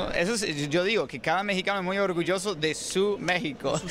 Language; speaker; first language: Spanish; non-native, fluent; English